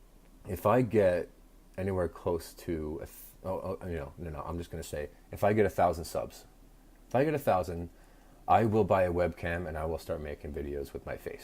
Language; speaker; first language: English; native; English